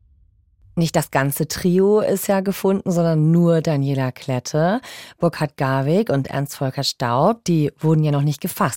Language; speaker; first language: German; native; German